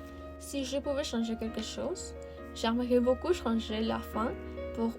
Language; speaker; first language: French; non-native, learner; Spanish